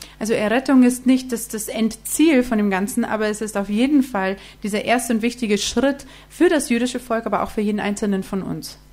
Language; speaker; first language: German; native; German